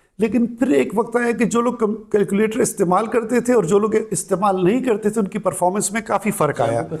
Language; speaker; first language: Urdu; non-native, local second language; Pashto